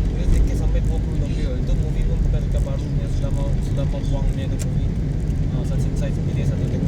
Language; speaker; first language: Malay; non-native, local second language; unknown